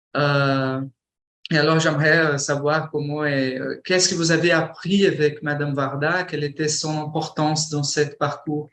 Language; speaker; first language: French; non-native, fluent; Portuguese